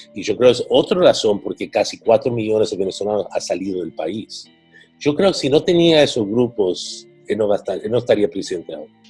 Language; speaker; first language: Spanish; early bilingual, heritage; Spanish